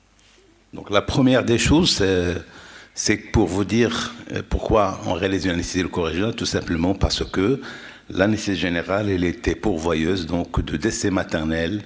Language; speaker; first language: French; non-native, local second language; Arabic